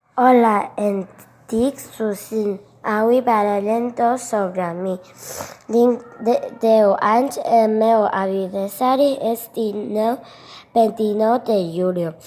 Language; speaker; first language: Catalan; early bilingual, other home language; Chinese